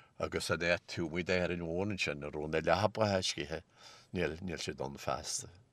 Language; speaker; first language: Irish; native; Irish